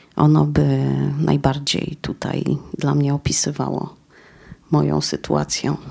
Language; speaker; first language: Polish; native; Polish